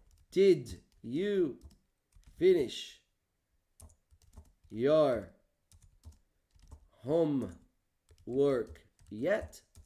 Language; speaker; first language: English; non-native, fluent; Portuguese